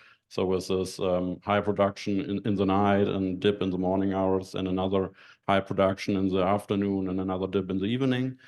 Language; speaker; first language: English; non-native, fluent; German